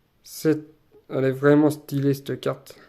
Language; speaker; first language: French; native; French